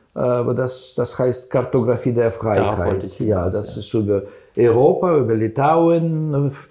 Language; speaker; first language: German; non-native, fluent; Ukrainian